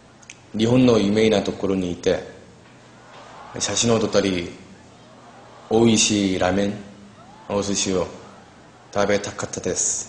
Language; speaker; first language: Japanese; non-native, learner; Korean